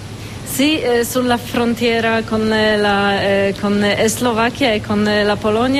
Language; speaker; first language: Spanish; non-native, learner; Polish